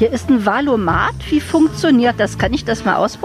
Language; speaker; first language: German; native; German